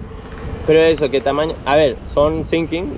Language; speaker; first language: Spanish; native; Spanish